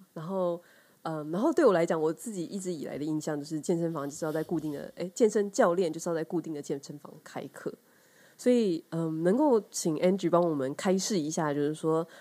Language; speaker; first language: Chinese; native; Chinese